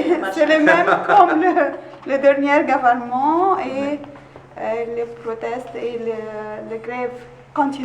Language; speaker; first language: French; non-native, learner; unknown